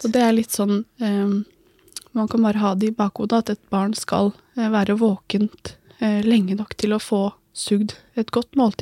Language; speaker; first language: Norwegian; native; Norwegian